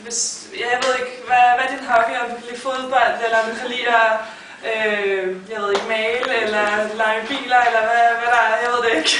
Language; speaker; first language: Danish; early bilingual, other home language; Polish